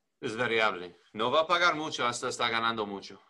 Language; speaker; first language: Spanish; non-native, learner; English